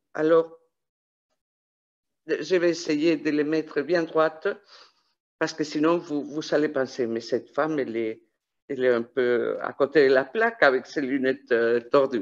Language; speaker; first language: French; non-native, fluent; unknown